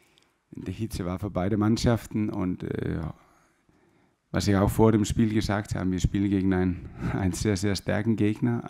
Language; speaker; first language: German; non-native, fluent; Danish